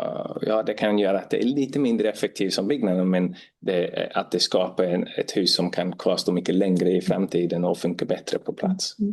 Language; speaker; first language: Swedish; non-native, fluent; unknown